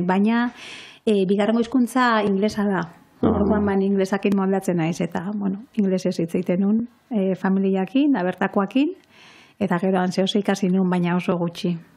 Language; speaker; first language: Basque; native; Basque